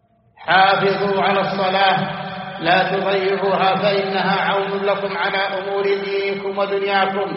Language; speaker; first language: Arabic; native; Arabic